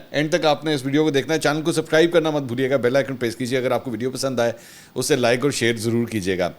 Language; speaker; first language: Urdu; native; Urdu